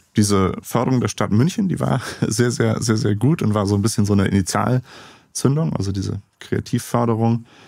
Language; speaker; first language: German; native; German